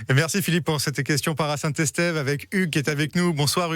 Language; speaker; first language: French; native; French